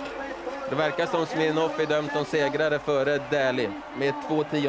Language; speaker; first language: Swedish; native; Swedish